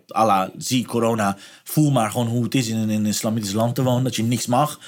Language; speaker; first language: Dutch; non-native, fluent; Persian